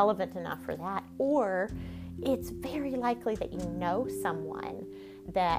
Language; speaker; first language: English; native; English